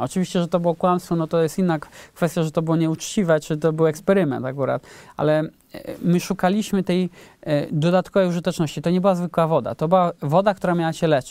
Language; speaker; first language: Polish; native; Polish